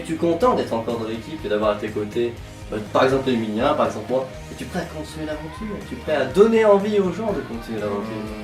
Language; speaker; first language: French; native; French